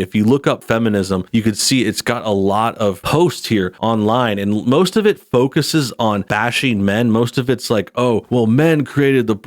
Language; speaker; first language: English; native; English